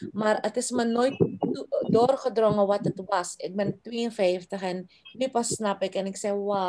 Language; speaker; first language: Dutch; non-native, local second language; Caribbean Hindustani